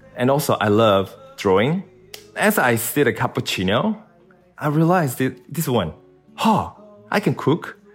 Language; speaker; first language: English; non-native, learner; Korean